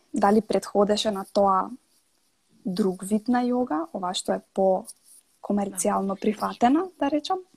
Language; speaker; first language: Macedonian; native; Macedonian